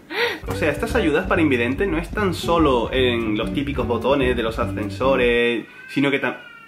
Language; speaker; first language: Spanish; native; Spanish